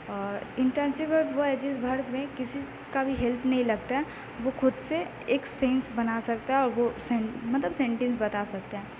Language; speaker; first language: Hindi; native; Hindi